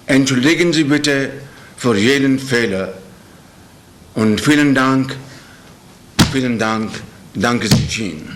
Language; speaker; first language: German; non-native, learner; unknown